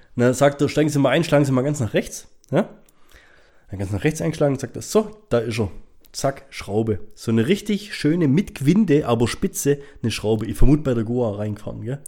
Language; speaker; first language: German; native; German